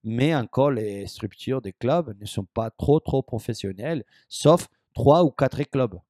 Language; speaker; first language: French; non-native, fluent; Spanish